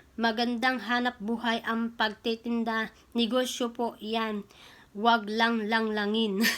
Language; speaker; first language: Filipino; non-native, local second language; Cebuano